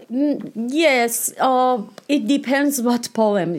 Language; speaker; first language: English; non-native, fluent; Persian